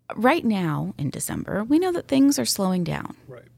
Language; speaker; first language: English; native; English